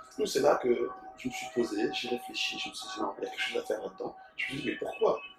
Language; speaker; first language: French; early bilingual, other home language; Soninke